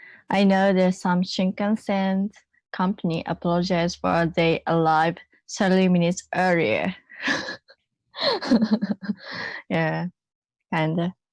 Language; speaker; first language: English; non-native, learner; Japanese